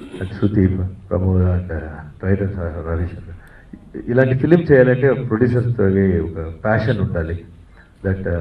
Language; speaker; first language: Telugu; non-native, fluent; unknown